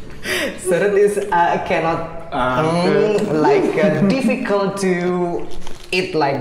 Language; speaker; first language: English; non-native, learner; Indonesian